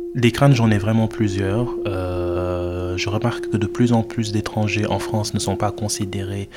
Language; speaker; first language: French; non-native, local second language; Wolof